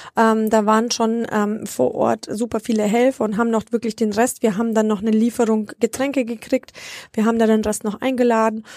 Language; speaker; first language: German; early bilingual, other home language; Romanian